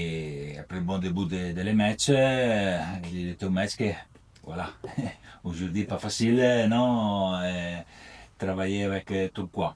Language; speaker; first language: French; non-native, learner; Italian